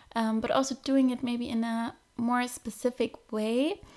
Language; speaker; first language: English; non-native, fluent; German